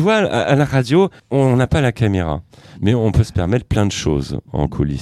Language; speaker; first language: French; native; French